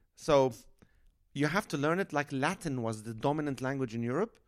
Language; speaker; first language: English; non-native, fluent; Arabic